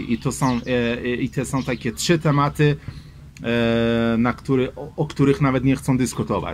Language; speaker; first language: Polish; non-native, learner; Persian